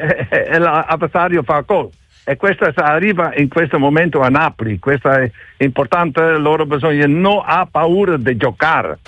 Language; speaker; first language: Italian; non-native, learner; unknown